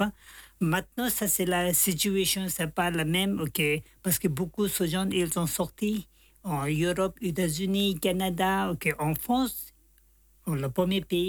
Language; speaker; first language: French; non-native, learner; Tibetan